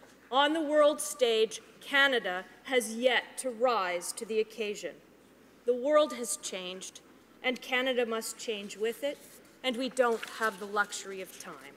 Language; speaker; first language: English; native; English